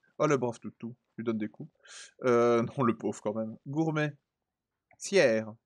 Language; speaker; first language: French; native; French